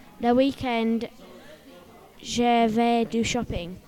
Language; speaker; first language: French; non-native, learner; English